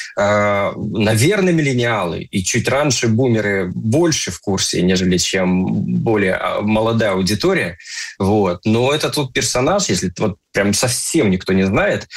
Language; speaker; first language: Russian; native; Russian